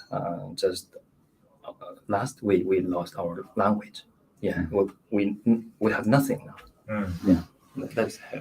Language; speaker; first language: English; non-native, learner; Mongolian